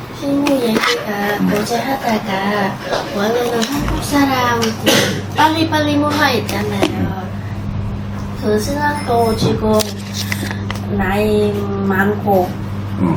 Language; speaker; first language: Korean; non-native, learner; Vietnamese